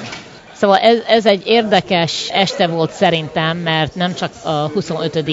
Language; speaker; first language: Hungarian; early bilingual, heritage; Hungarian